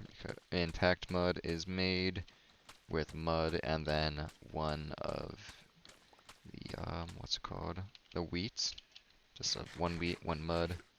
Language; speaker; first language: English; native; English